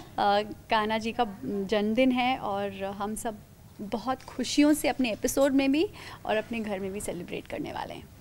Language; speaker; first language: Hindi; native; Hindi